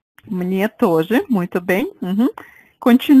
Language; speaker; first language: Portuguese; non-native, fluent; Russian